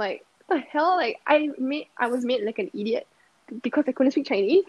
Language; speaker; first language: English; native; English